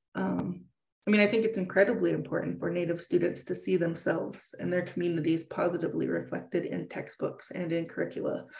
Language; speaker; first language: English; native; English